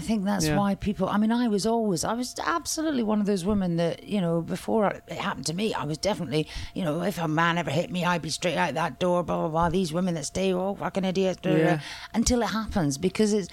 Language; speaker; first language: English; native; English